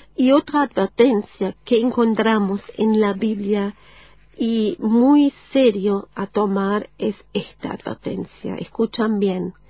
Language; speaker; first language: Spanish; non-native, fluent; German